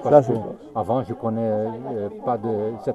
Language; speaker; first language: French; non-native, learner; Dutch